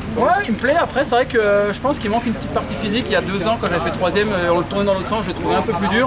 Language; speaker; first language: French; native; French